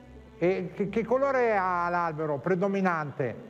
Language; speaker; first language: Italian; native; Italian